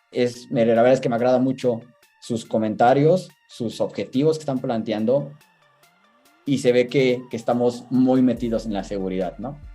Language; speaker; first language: Spanish; native; Spanish